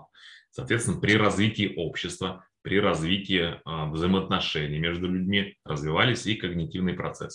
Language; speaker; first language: Russian; native; Russian